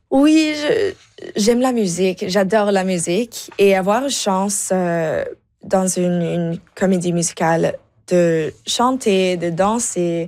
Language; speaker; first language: French; non-native, local second language; English